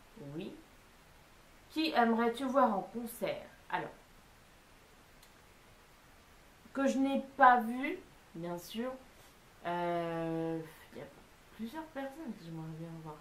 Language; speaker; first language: French; native; French